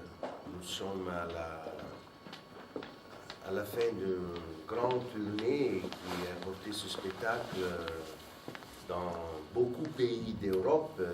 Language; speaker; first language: French; non-native, fluent; Italian